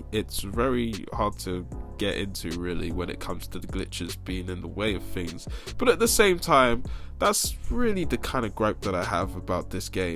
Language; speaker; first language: English; native; English